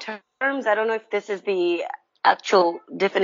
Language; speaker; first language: English; non-native, local second language; Ganda